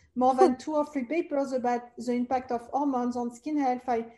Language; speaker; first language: English; non-native, fluent; French